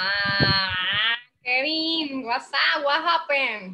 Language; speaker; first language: English; non-native, fluent; Spanish